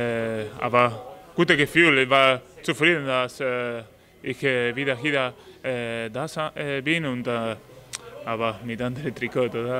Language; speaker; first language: German; non-native, learner; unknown